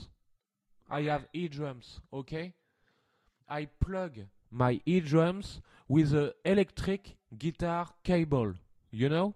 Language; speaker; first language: English; non-native, learner; French